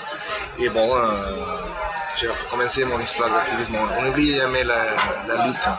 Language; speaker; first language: French; non-native, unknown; Spanish